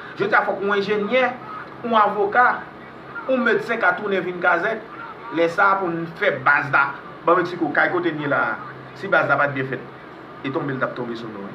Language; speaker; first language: Haitian Creole; native; Haitian Creole